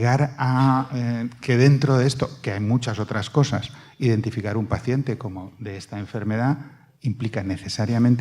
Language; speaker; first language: Spanish; native; Spanish